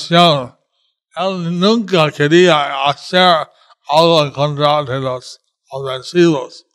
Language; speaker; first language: Spanish; non-native, learner; English